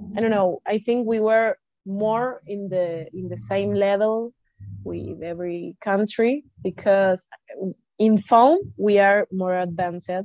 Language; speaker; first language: English; non-native, fluent; Spanish